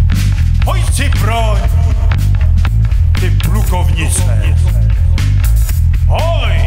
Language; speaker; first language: Czech; native; Czech